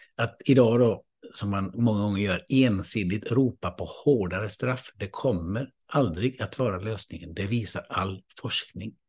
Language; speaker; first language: Swedish; native; Swedish